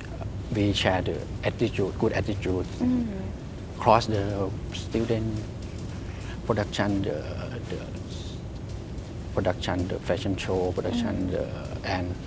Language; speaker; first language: English; non-native, learner; Thai